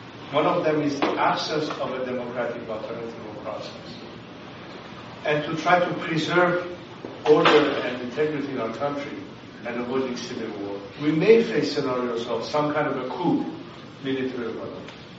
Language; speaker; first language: English; non-native, fluent; Persian